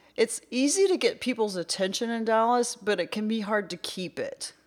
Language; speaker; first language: English; native; English